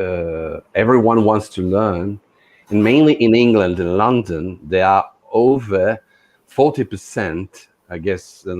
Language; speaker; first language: English; non-native, fluent; Portuguese